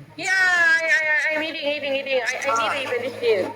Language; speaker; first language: English; non-native, learner; Korean